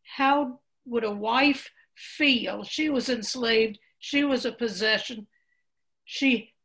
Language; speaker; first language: English; native; English